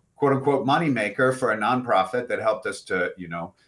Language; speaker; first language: English; native; English